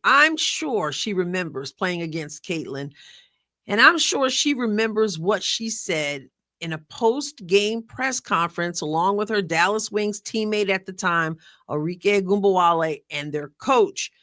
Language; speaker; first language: English; native; English